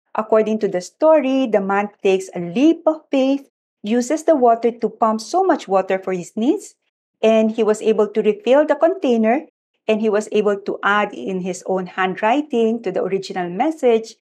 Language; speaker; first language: English; non-native, local second language; Filipino